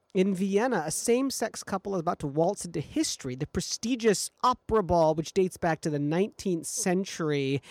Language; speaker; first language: English; native; English